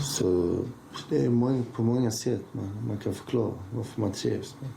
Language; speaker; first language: Swedish; early bilingual, other home language; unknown